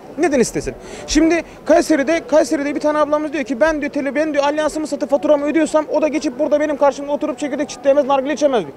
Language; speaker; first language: Turkish; native; Turkish